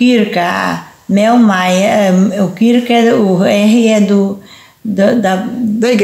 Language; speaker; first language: Portuguese; native; Portuguese